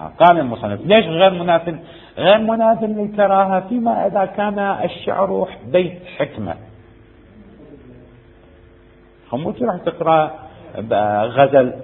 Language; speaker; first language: Arabic; native; Arabic